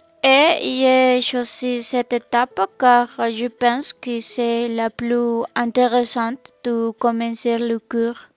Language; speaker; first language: French; non-native, learner; Spanish